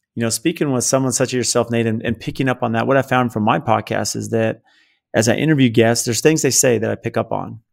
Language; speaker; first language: English; native; English